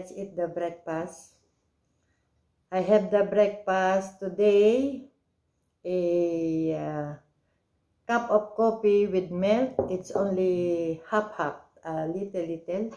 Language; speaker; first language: English; non-native, local second language; Filipino